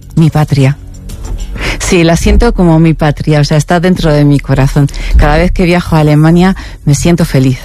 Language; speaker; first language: Spanish; early bilingual, heritage; Spanish